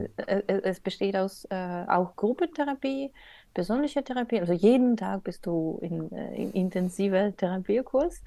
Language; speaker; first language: German; non-native, learner; Russian